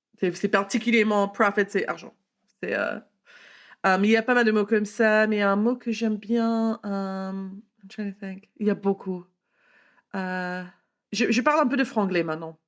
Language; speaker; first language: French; non-native, fluent; English